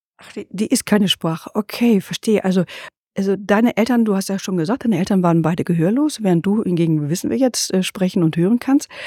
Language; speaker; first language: German; native; German